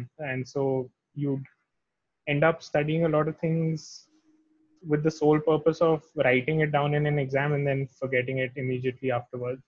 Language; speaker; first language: English; non-native, local second language; Hindi